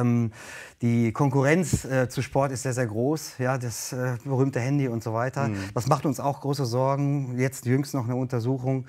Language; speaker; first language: German; native; German